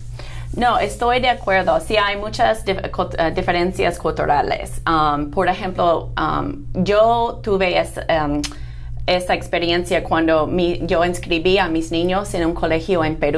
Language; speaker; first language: Spanish; non-native, fluent; English